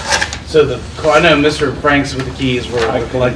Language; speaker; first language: English; native; English